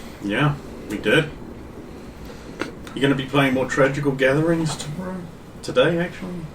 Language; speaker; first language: English; native; English